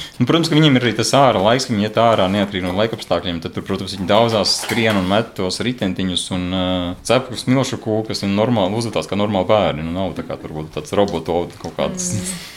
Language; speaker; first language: Latvian; native; Latvian